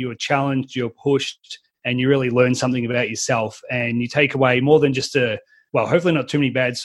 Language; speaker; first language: English; native; English